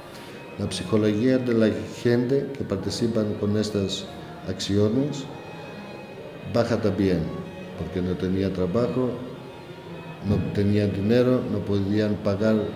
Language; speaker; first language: Spanish; non-native, learner; Greek